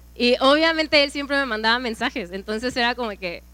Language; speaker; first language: Spanish; native; Spanish